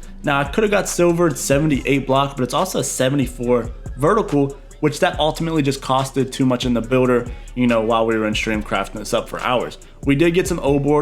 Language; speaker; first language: English; native; English